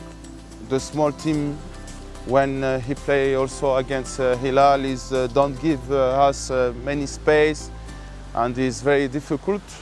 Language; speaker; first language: English; non-native, learner; French